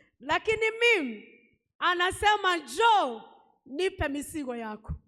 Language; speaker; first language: Swahili; non-native, local second language; Kikuyu